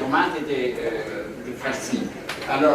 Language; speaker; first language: French; non-native, fluent; Greek